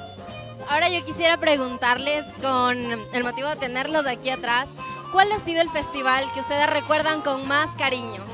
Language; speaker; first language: Spanish; native; Spanish